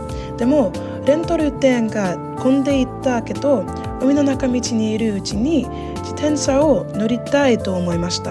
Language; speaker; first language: Japanese; non-native, learner; English